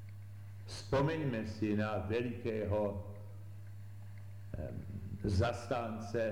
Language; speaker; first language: Czech; native; Czech